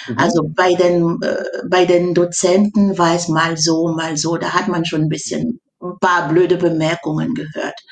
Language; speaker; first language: German; non-native, fluent; French